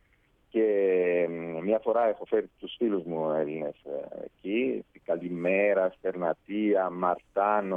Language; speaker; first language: Greek; non-native, fluent; Italian